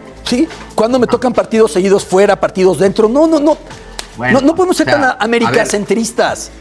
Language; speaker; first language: Spanish; native; Spanish